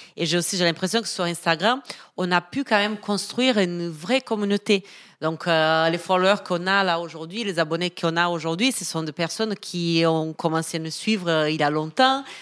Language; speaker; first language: French; non-native, fluent; Portuguese